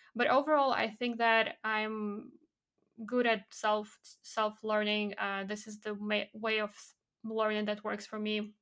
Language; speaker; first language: English; non-native, fluent; Belarusian